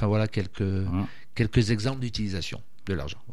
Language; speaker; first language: French; native; French